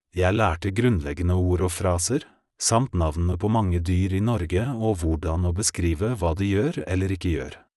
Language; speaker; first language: Norwegian; non-native, learner; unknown